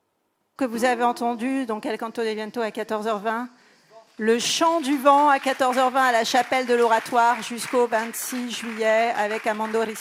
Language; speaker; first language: French; native; French